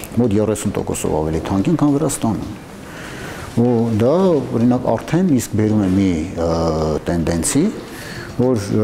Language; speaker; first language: Armenian; native; Armenian